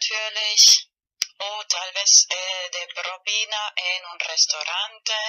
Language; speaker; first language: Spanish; non-native, fluent; German